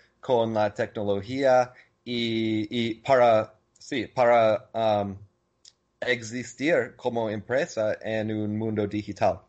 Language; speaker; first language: Spanish; non-native, learner; English